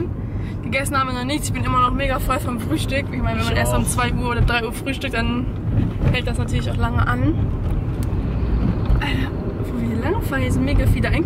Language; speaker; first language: German; native; German